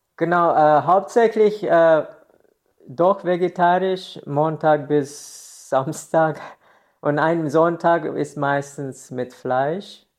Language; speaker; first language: German; non-native, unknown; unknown